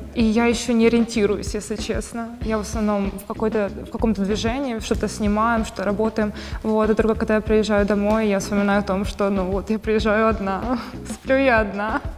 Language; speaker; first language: Russian; native; Russian